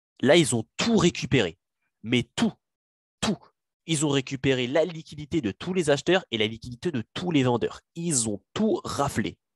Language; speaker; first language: French; native; French